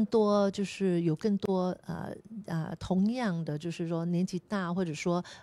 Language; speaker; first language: Chinese; native; Chinese